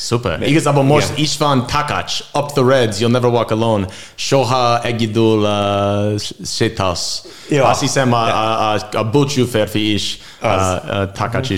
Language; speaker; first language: Hungarian; non-native, learner; English